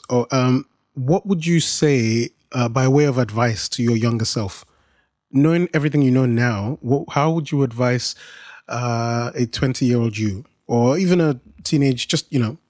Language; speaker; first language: English; non-native, local second language; Yoruba